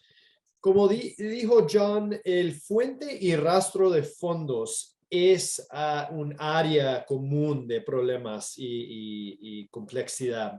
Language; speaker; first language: Spanish; non-native, fluent; English